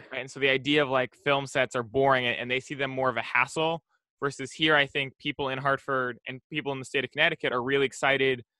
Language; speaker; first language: English; native; English